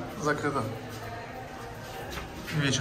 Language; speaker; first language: Russian; native; Russian